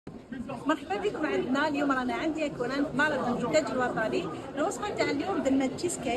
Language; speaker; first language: Arabic; native; Arabic